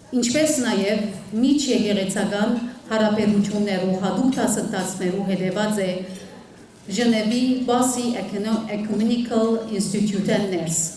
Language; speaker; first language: Armenian; early bilingual, heritage; Armenian